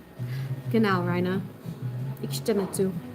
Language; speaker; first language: German; non-native, learner; English